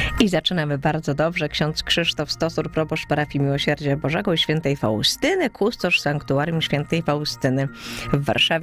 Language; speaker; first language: Polish; native; Polish